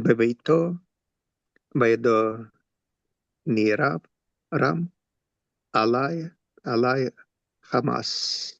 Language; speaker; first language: Hebrew; non-native, learner; English